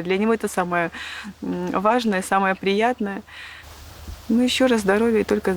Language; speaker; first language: Russian; native; Russian